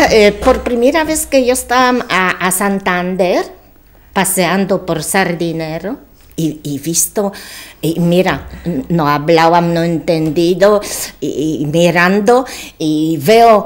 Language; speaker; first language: Spanish; non-native, learner; Polish